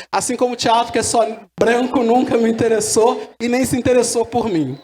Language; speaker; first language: Portuguese; native; Portuguese